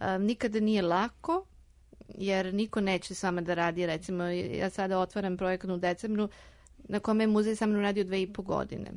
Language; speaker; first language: Serbian; native; Serbian